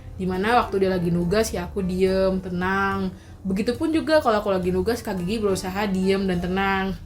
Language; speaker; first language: Indonesian; native; Indonesian